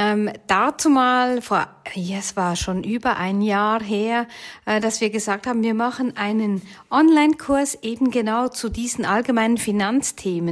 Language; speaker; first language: German; native; German